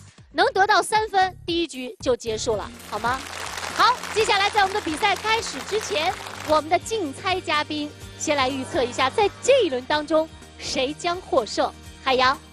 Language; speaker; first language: Chinese; native; Chinese